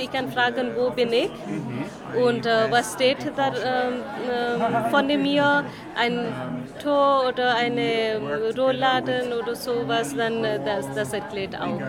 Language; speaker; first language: German; non-native, learner; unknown